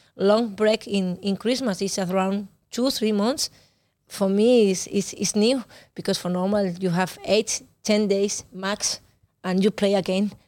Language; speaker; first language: English; non-native, learner; Spanish